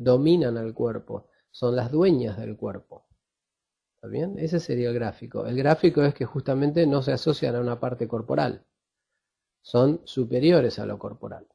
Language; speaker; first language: Spanish; native; Spanish